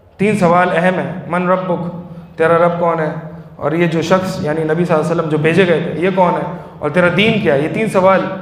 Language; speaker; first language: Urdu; native; Urdu